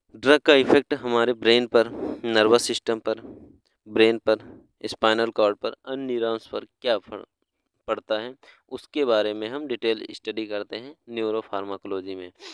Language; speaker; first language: Hindi; native; Hindi